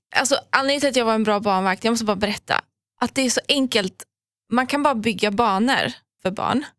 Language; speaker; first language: Swedish; early bilingual, other home language; Persian